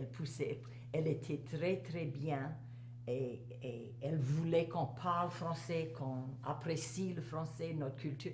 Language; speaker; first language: French; native; French